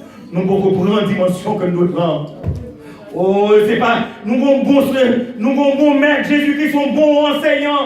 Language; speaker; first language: French; non-native, local second language; Haitian Creole